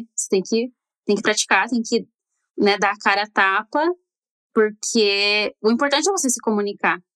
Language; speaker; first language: Portuguese; native; Portuguese